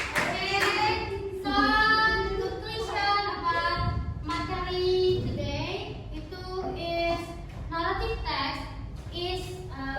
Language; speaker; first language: English; non-native, learner; Indonesian